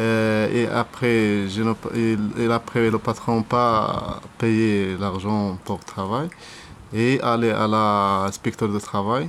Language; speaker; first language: French; non-native, learner; Arabic